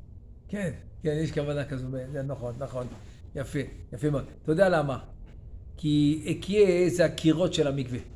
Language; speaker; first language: Hebrew; non-native, fluent; French